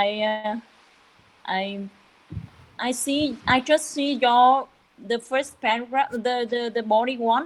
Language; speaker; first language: English; non-native, learner; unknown